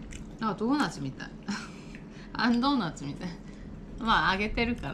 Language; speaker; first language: Japanese; non-native, fluent; Korean